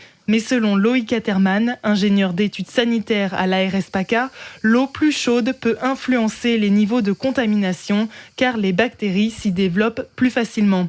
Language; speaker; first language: French; native; French